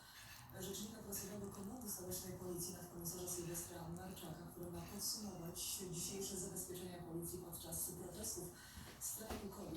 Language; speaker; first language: Polish; native; Polish